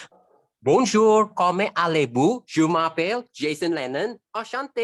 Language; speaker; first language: French; non-native, learner; Indonesian